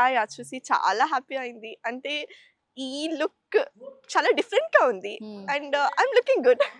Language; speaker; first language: Telugu; non-native, learner; Kannada